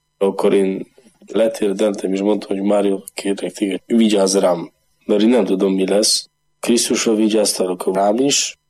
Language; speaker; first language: Hungarian; non-native, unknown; Polish